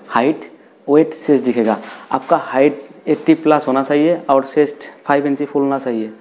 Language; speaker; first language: Hindi; non-native, local second language; Assamese